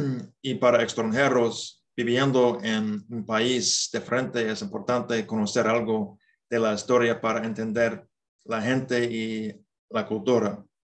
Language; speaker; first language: Spanish; non-native, fluent; English